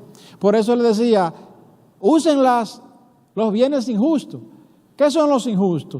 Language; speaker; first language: Spanish; native; Spanish